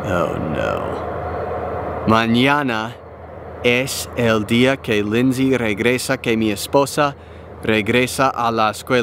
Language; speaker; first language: Spanish; non-native, learner; English